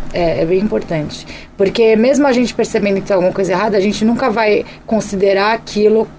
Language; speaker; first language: Portuguese; early bilingual, other home language; Korean